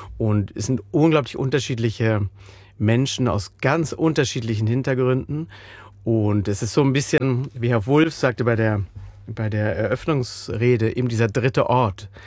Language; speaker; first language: German; native; German